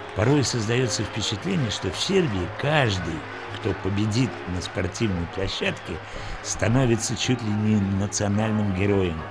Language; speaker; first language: Russian; native; Russian